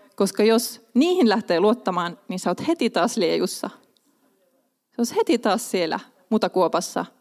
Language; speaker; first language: Finnish; non-native, local second language; Swedish